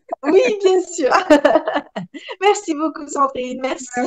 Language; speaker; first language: French; non-native, local second language; Arabic